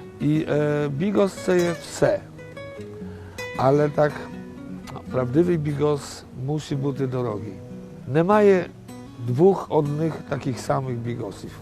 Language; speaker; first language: Polish; non-native, learner; Ukrainian